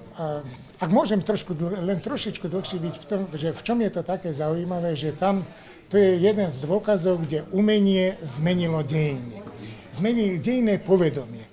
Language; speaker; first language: Slovak; early bilingual, heritage; Slovak